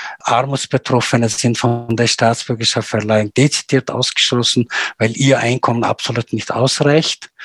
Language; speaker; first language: German; non-native, fluent; Turkish